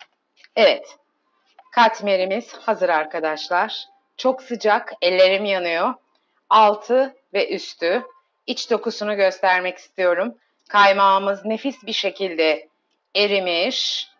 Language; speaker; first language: Turkish; native; Turkish